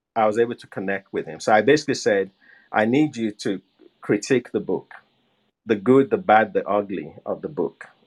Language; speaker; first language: English; non-native, local second language; Yoruba